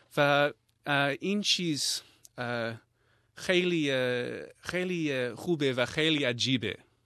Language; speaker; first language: Persian; non-native, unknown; English